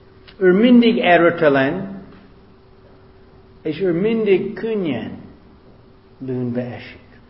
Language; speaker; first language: Hungarian; non-native, fluent; English